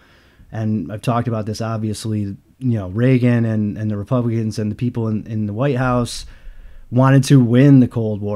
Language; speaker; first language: English; native; English